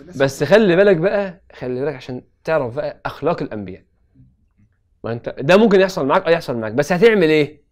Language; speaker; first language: Arabic; native; Arabic